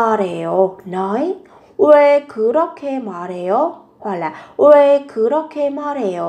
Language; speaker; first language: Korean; non-native, fluent; Vietnamese